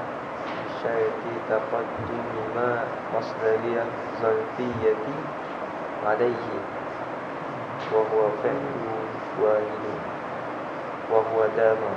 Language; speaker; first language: Arabic; non-native, learner; Malay